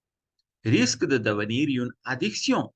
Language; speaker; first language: French; non-native, fluent; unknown